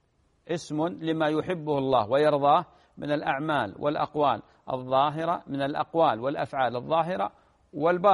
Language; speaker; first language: Arabic; native; Arabic